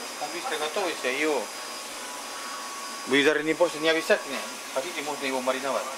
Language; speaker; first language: Russian; non-native, learner; Spanish